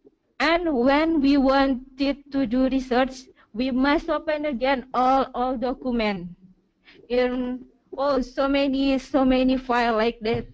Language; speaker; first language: English; non-native, learner; Indonesian